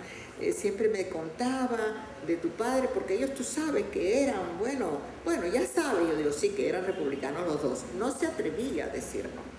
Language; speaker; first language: Spanish; native; Spanish